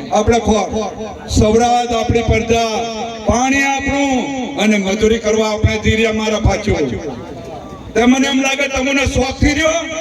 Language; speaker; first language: Gujarati; non-native, local second language; Rathawi